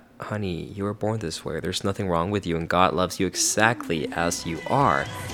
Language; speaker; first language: English; early bilingual, other home language; Spanish